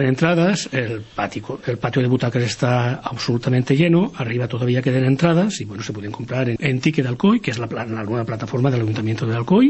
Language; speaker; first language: Spanish; native; Spanish